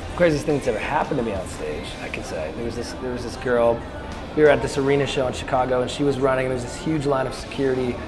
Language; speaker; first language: English; native; English